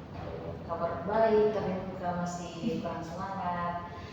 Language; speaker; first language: Indonesian; native; Indonesian